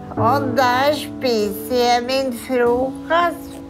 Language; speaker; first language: Norwegian; native; Norwegian